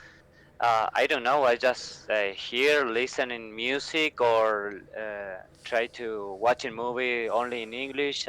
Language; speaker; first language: English; non-native, learner; Spanish